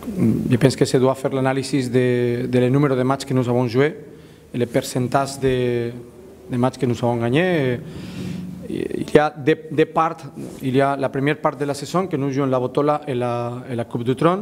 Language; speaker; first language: French; non-native, learner; Spanish